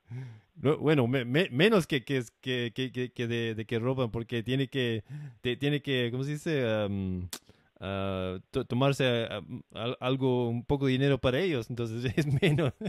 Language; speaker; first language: Spanish; non-native, learner; English